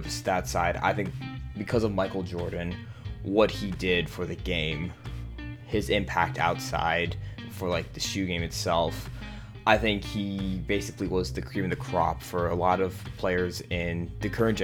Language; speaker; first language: English; native; English